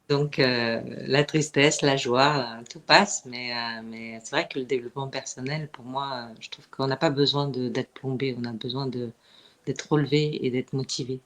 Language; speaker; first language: French; native; French